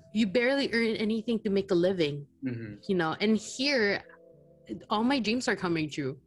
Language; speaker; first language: English; non-native, local second language; Filipino